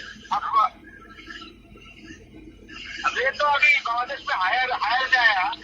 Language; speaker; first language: Hindi; non-native, learner; Bangla